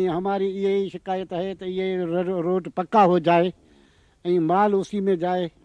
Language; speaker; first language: Urdu; non-native, local second language; Sindhi